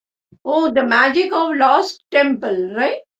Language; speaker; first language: English; non-native, local second language; Hindi